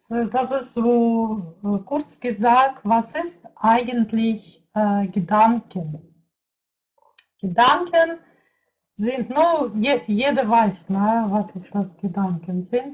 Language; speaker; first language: German; non-native, fluent; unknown